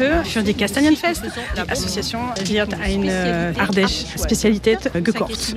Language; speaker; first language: German; non-native, learner; French